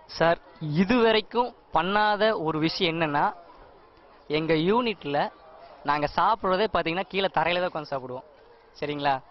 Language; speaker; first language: Tamil; native; Tamil